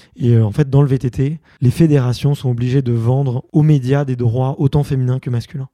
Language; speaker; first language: French; native; French